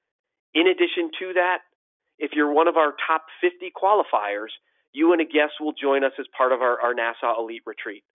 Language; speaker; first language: English; native; English